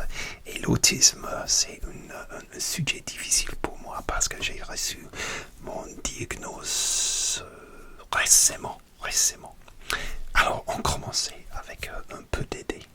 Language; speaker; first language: French; non-native, learner; English